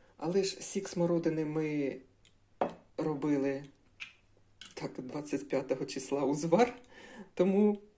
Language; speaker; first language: Ukrainian; non-native, local second language; Russian